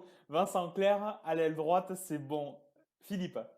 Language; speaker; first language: French; native; French